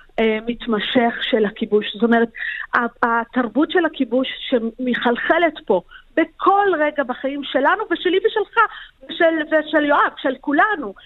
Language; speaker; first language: Hebrew; non-native, local second language; Arabic